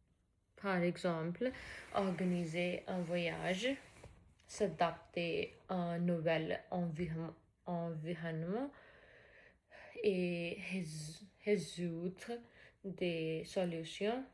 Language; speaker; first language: French; non-native, learner; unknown